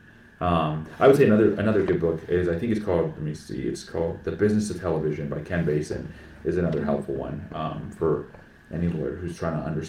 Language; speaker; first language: English; native; English